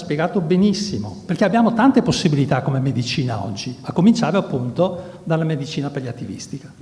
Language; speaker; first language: Italian; native; Italian